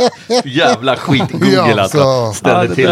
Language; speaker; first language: Swedish; native; Swedish